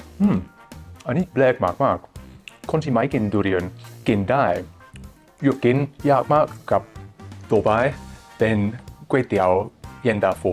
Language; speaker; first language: Thai; non-native, fluent; English